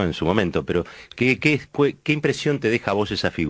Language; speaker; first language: Spanish; native; Spanish